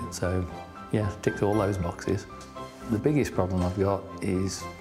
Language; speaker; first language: English; native; English